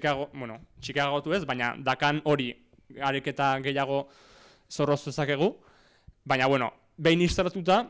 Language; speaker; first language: Basque; native; Basque